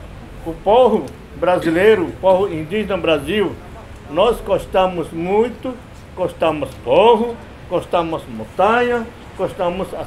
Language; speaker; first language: Portuguese; non-native, local second language; Yanomámi